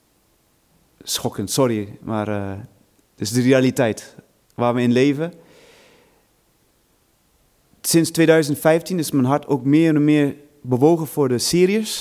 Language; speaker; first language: Dutch; non-native, fluent; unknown